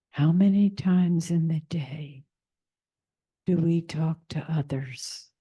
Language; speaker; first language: English; native; English